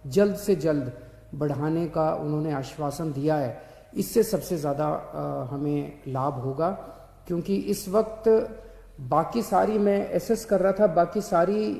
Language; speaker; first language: Hindi; native; Hindi